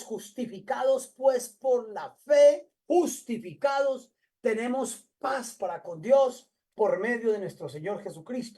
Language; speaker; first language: Spanish; native; Spanish